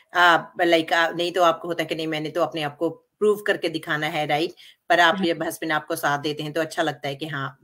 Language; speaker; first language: Hindi; non-native, local second language; Punjabi